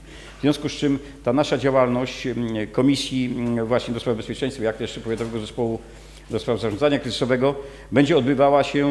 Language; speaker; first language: Polish; native; Polish